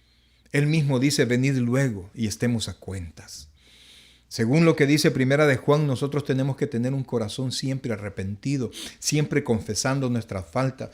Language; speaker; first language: Spanish; native; Spanish